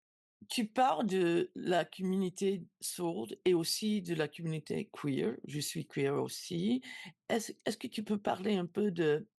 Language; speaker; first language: French; non-native, learner; English